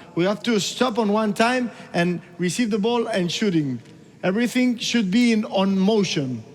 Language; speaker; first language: English; non-native, learner; Spanish